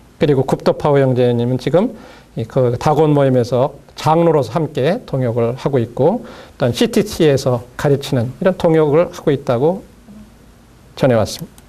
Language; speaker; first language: Korean; native; Korean